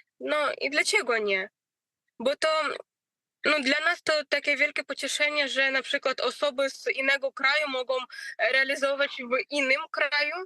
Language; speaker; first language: Polish; non-native, learner; Ukrainian